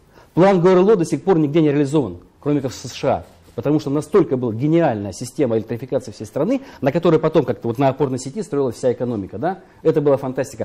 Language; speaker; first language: Russian; native; Russian